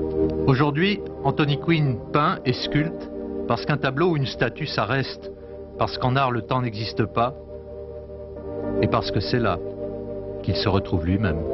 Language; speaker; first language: French; native; French